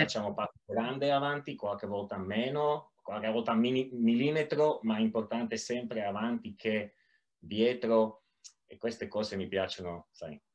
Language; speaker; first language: Italian; non-native, learner; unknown